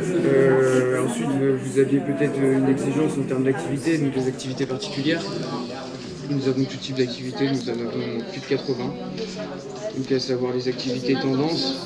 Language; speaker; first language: French; native; French